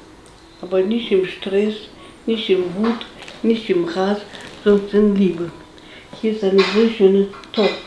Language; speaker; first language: German; non-native, fluent; Russian